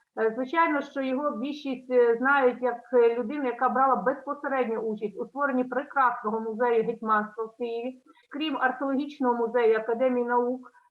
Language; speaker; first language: Ukrainian; native; Ukrainian